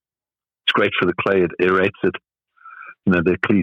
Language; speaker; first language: English; native; English